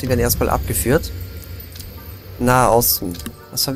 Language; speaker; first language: German; native; German